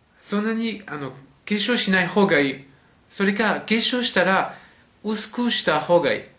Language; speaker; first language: Japanese; non-native, fluent; French